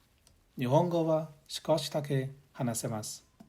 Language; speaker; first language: Japanese; non-native, learner; English